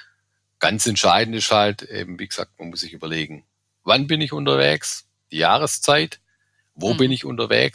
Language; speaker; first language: German; native; German